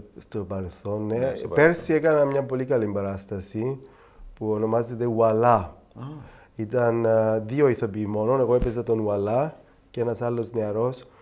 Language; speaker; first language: Greek; native; Greek